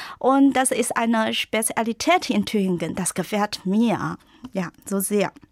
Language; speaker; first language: German; non-native, fluent; Chinese